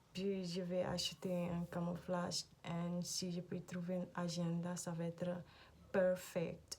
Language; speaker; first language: French; non-native, learner; Dutch